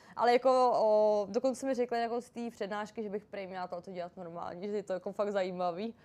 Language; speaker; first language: Czech; native; Czech